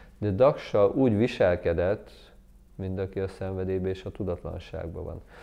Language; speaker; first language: Hungarian; native; Hungarian